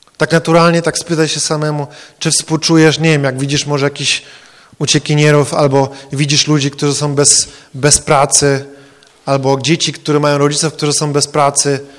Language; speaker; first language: Polish; early bilingual, heritage; Polish